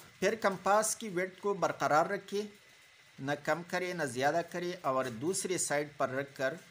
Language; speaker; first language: Urdu; non-native, local second language; Pashto